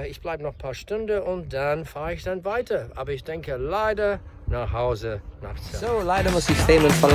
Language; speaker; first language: German; non-native, fluent; English